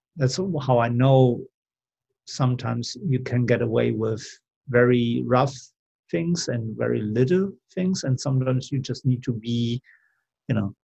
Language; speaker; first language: English; non-native, fluent; German